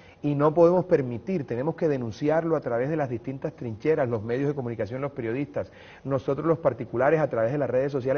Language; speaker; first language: Spanish; native; Spanish